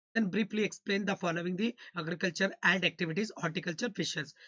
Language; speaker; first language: English; non-native, local second language; Kannada